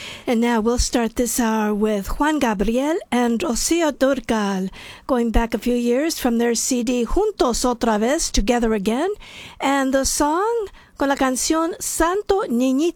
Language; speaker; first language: English; native; English